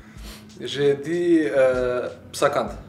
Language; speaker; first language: French; non-native, learner; Slovenian